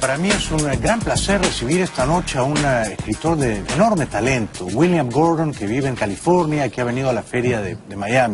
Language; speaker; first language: Spanish; native; Spanish